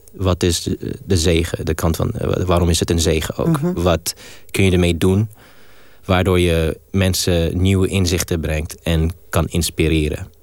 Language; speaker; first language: Dutch; early bilingual, heritage; Dutch